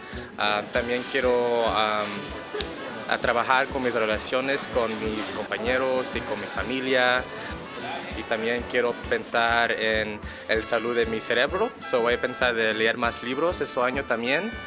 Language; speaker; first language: Spanish; non-native, learner; English